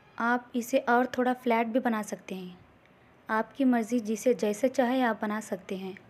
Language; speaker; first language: Hindi; native; Hindi